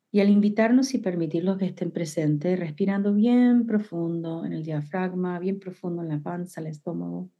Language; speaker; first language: Spanish; early bilingual, heritage; Spanish